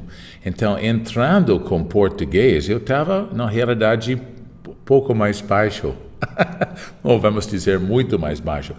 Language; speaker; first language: Portuguese; non-native, fluent; English